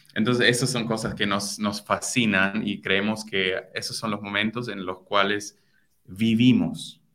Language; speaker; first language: Spanish; non-native, fluent; German